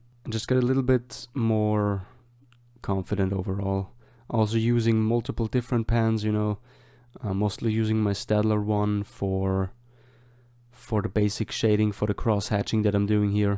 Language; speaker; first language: English; non-native, fluent; German